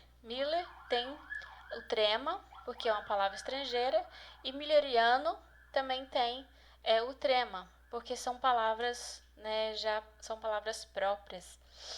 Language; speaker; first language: Portuguese; native; Portuguese